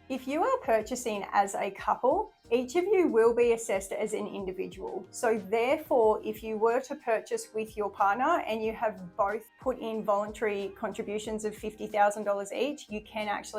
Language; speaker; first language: English; native; English